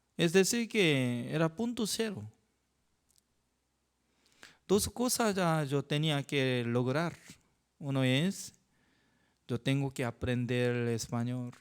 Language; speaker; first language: Spanish; non-native, learner; Korean